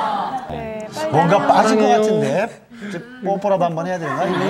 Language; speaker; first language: Korean; native; Korean